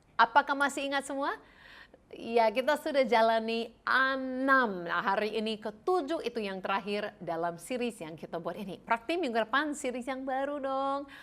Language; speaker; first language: Indonesian; non-native, fluent; English